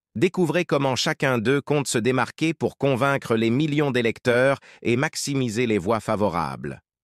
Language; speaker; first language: French; non-native, local second language; Arabic